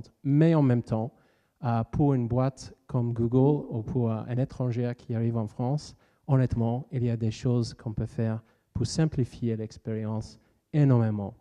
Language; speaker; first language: French; non-native, fluent; English